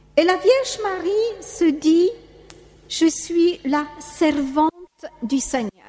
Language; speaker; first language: French; non-native, fluent; Polish